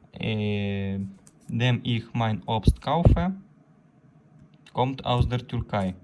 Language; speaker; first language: German; non-native, learner; Ukrainian